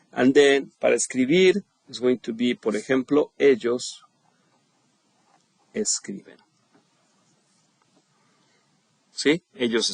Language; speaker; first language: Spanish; non-native, fluent; English